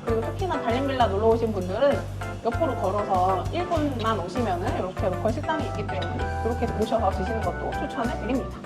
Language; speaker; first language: Korean; native; Korean